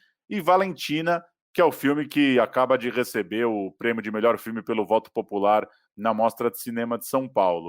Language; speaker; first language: Portuguese; native; Portuguese